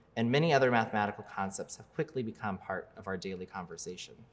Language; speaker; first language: English; native; English